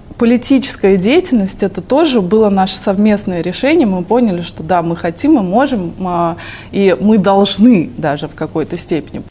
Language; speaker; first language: Russian; native; Russian